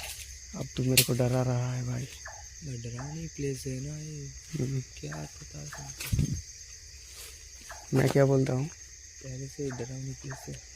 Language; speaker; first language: Hindi; non-native, local second language; Bangla